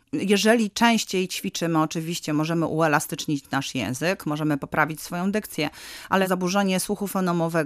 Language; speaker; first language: Polish; native; Polish